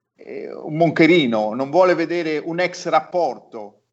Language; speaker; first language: Italian; native; Italian